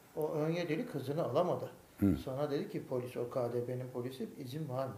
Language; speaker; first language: Turkish; native; Turkish